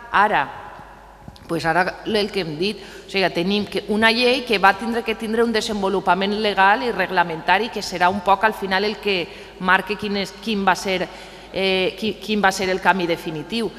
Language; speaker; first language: Catalan; native; Catalan